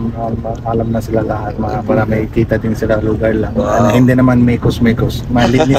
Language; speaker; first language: Filipino; non-native, learner; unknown